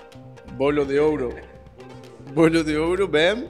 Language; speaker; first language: Portuguese; non-native, learner; Spanish